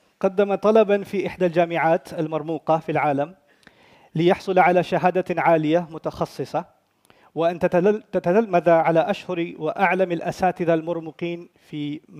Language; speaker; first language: Arabic; non-native, fluent; Urdu